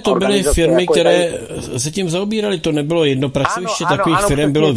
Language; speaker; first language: Czech; native; Czech